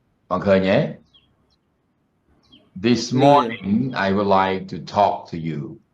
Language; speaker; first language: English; non-native, learner; Khmer